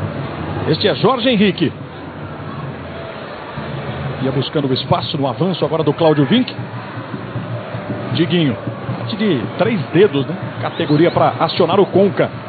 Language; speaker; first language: Portuguese; native; Portuguese